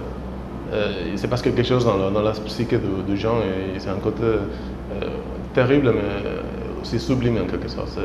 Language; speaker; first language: French; non-native, fluent; Spanish